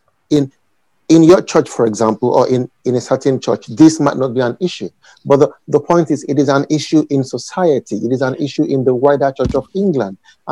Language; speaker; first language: English; non-native, local second language; Yoruba